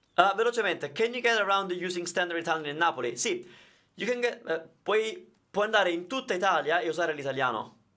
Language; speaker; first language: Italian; native; Italian